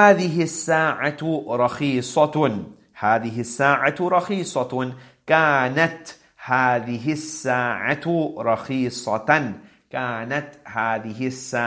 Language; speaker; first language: Arabic; non-native, fluent; English